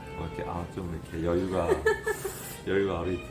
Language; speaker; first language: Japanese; non-native, learner; Korean